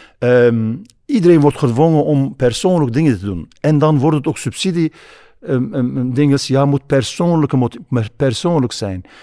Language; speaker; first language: Dutch; non-native, fluent; Kurdish